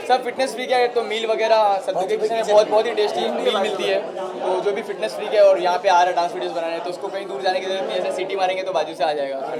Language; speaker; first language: Hindi; native; Hindi